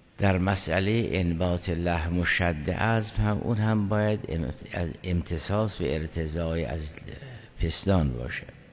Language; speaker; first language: Persian; native; Persian